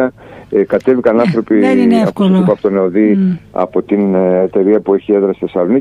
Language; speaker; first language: Greek; native; Greek